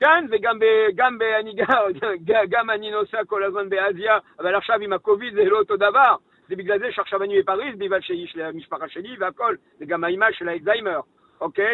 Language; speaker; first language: Hebrew; non-native, learner; French